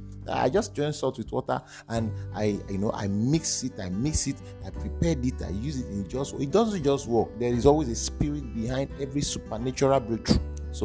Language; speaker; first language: English; non-native, local second language; Bini